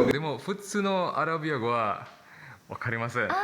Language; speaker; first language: Japanese; non-native, learner; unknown